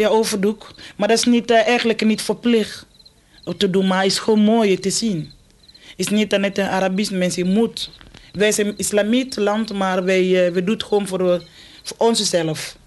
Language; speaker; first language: Dutch; non-native, fluent; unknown